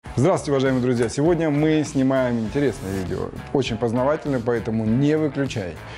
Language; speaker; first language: Russian; native; Russian